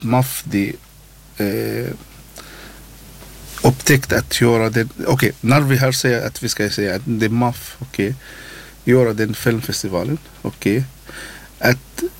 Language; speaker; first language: Swedish; non-native, learner; Arabic